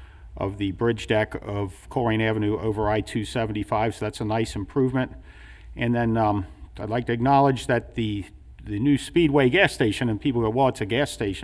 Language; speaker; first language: English; native; English